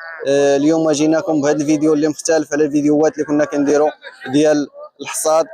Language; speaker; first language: Arabic; native; Arabic